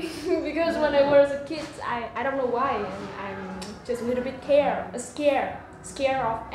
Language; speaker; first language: English; non-native, learner; Vietnamese